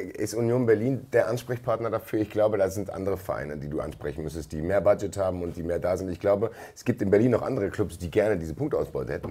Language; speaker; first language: German; native; German